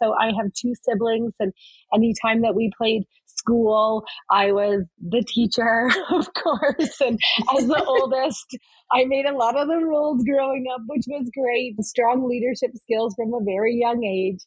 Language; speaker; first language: English; native; English